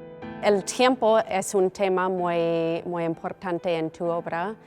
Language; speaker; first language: Spanish; non-native, fluent; English